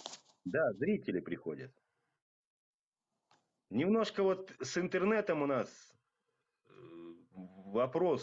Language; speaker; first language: Russian; native; Russian